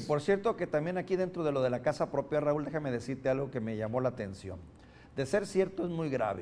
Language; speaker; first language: Spanish; native; Spanish